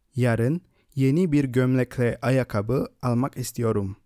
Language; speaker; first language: Turkish; non-native, fluent; Indonesian